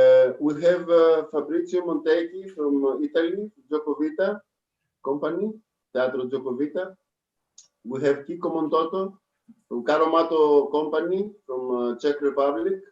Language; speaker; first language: English; non-native, fluent; Greek